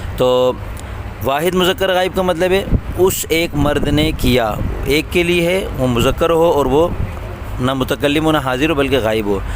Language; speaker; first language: Urdu; native; Urdu